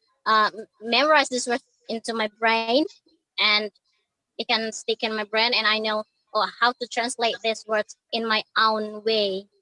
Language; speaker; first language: English; non-native, learner; Indonesian